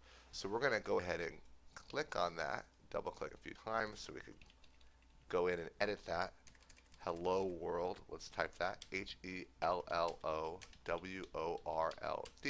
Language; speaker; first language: English; native; English